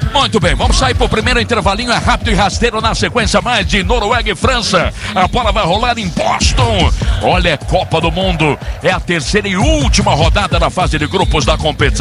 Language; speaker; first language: Portuguese; native; Portuguese